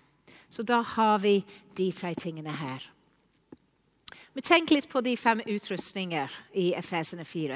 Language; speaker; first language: Norwegian; non-native, fluent; English